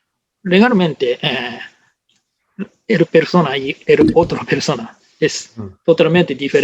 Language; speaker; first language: Spanish; non-native, learner; Japanese